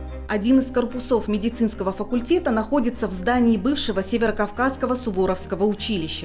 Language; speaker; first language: Russian; native; Russian